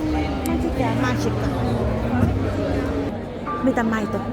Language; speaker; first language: Finnish; non-native, learner; Vietnamese